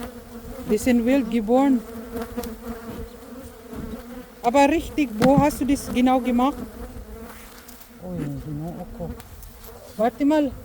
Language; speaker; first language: German; non-native, learner; Filipino